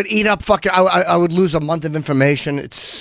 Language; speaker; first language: English; native; English